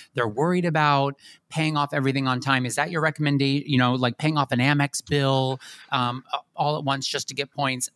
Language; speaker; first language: English; native; English